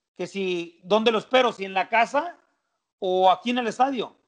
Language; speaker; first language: Spanish; native; Spanish